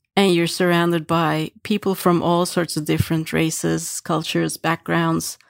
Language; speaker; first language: English; non-native, fluent; Turkish